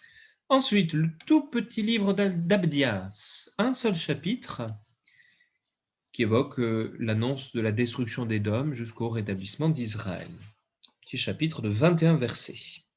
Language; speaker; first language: French; native; French